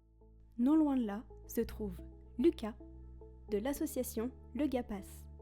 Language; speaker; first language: French; native; French